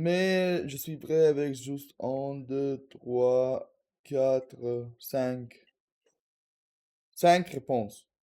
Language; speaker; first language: French; non-native, learner; Russian